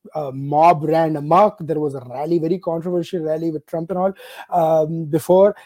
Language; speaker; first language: English; non-native, local second language; Gujarati